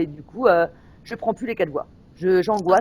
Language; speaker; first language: French; native; French